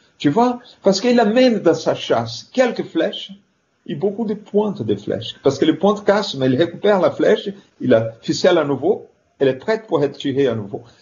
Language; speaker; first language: French; non-native, fluent; Portuguese